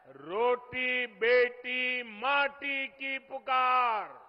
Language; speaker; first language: Hindi; non-native, local second language; Gujarati